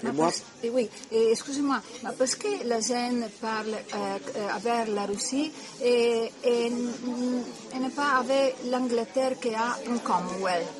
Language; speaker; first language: French; non-native, learner; Italian